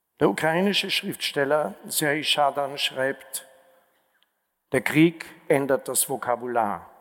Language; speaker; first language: German; native; German